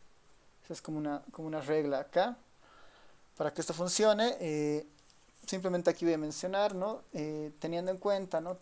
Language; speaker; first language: Spanish; native; Spanish